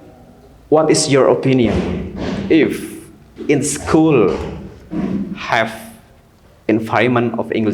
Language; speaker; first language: English; non-native, learner; Indonesian